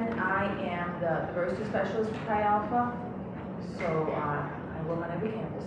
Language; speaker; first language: English; native; English